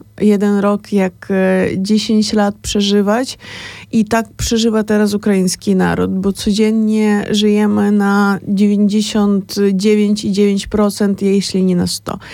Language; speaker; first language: Polish; non-native, fluent; Ukrainian